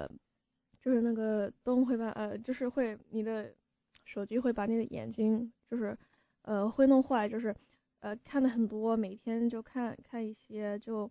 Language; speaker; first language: Chinese; early bilingual, heritage; Chinese